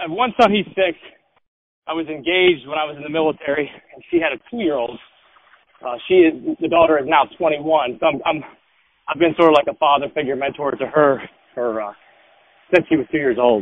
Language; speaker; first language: English; native; English